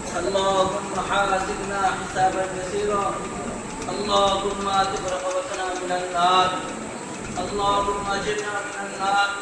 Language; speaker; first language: Arabic; non-native, learner; Bangla